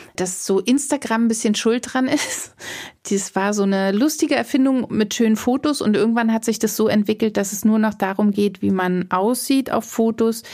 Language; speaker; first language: German; native; German